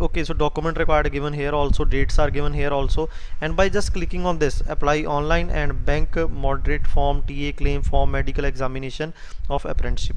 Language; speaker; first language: English; non-native, local second language; Hindi